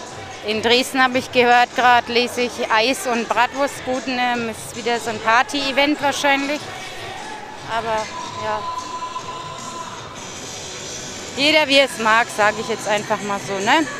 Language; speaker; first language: German; native; German